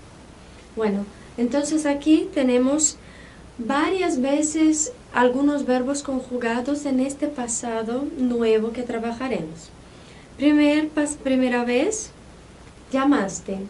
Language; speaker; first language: Spanish; non-native, fluent; Portuguese